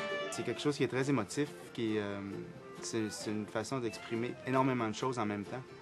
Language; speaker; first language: French; native; French